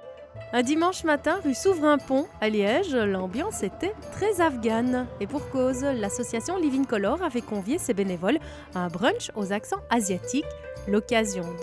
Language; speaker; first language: French; native; French